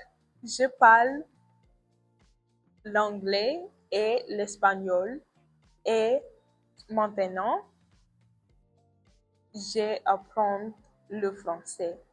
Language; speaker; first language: French; non-native, learner; English